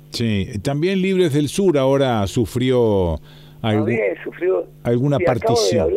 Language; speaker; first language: Spanish; native; Spanish